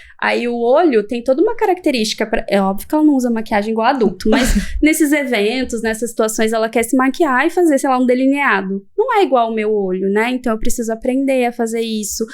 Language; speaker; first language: Portuguese; native; Portuguese